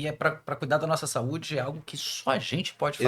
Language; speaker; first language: Portuguese; native; Portuguese